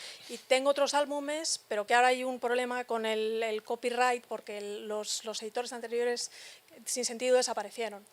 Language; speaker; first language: Spanish; native; Spanish